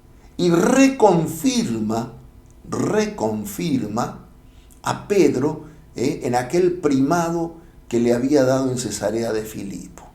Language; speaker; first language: Spanish; native; Spanish